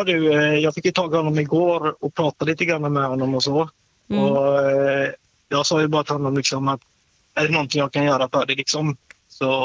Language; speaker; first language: Swedish; native; Swedish